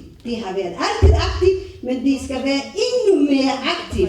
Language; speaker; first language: Danish; non-native, fluent; Somali